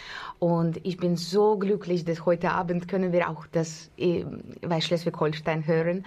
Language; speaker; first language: German; non-native, learner; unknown